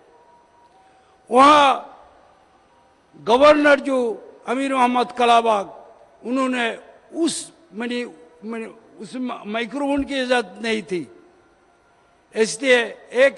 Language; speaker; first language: Urdu; non-native, fluent; Bangla